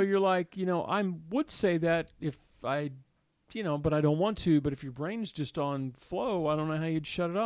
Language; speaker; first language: English; native; English